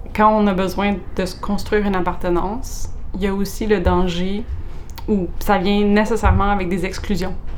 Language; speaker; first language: French; non-native, local second language; English